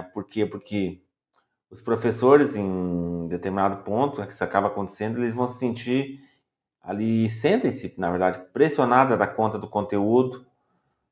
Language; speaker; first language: Portuguese; native; Portuguese